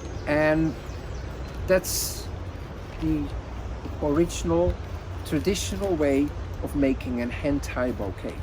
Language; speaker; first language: English; non-native, fluent; Dutch